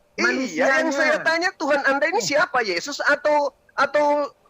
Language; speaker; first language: Indonesian; native; Indonesian